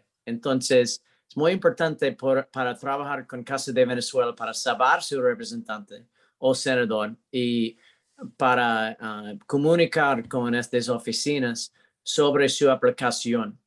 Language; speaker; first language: Spanish; non-native, learner; English